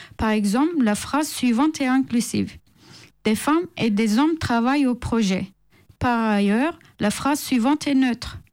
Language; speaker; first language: French; non-native, fluent; Turkish